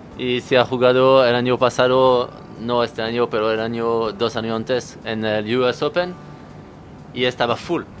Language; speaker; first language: Spanish; non-native, learner; French